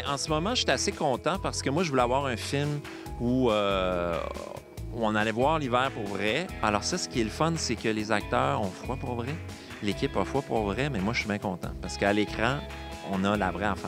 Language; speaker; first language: French; native; French